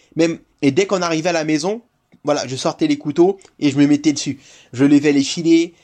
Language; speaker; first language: French; native; French